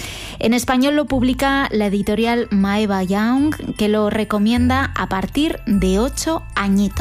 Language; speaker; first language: Spanish; native; Spanish